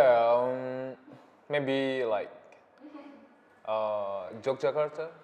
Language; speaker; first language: English; non-native, learner; Indonesian